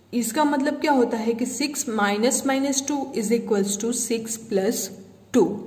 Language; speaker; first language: Hindi; non-native, local second language; Gujarati